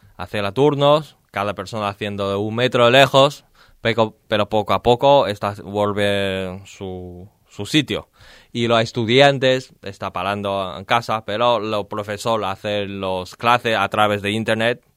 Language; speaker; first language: Spanish; non-native, learner; Chinese